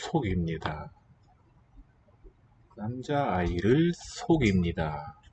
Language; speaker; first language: Korean; non-native, learner; English